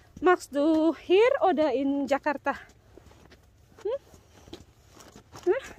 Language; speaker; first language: English; non-native, learner; Indonesian